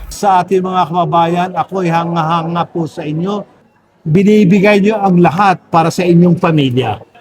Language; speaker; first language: Filipino; non-native, local second language; Hiligaynon